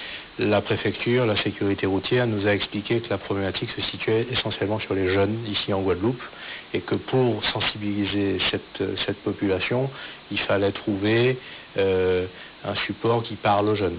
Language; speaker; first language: French; native; French